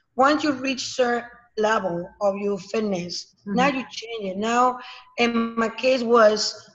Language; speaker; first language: English; non-native, learner; Spanish